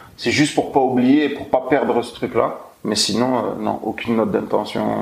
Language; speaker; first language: French; native; French